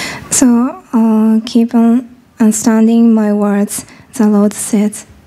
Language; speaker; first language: English; non-native, learner; Japanese